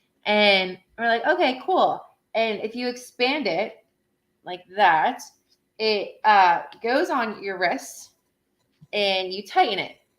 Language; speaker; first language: English; native; English